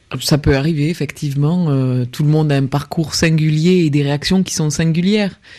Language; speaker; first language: French; native; French